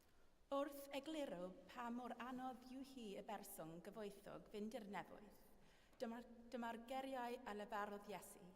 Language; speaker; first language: Welsh; non-native, fluent; English